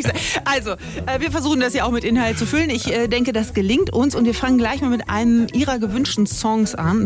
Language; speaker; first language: German; native; German